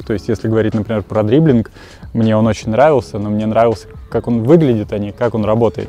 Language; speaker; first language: Russian; native; Russian